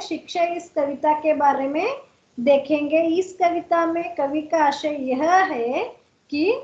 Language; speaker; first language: Hindi; non-native, local second language; Kannada